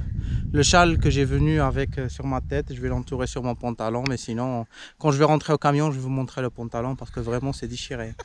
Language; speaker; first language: French; native; French